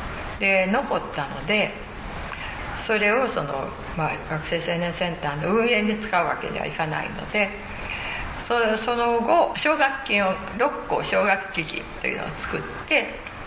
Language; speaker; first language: Japanese; native; Japanese